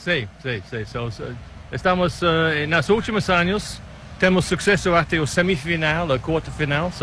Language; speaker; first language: Portuguese; non-native, learner; English